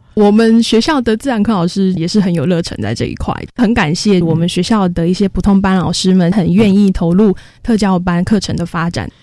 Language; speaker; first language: Chinese; native; Chinese